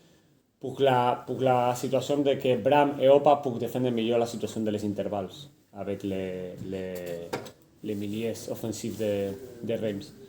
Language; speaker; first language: French; non-native, fluent; Spanish